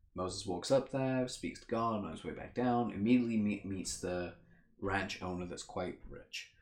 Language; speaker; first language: English; native; English